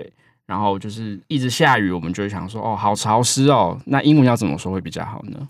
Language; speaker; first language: Chinese; native; Chinese